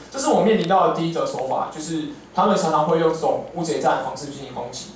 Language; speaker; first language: Chinese; native; Chinese